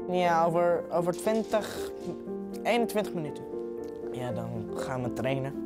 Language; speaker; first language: Dutch; early bilingual, other home language; Arabic